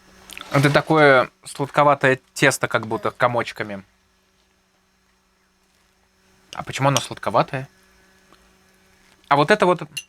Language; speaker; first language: Russian; native; Russian